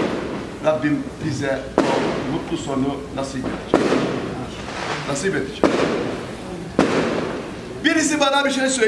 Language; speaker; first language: Turkish; native; Turkish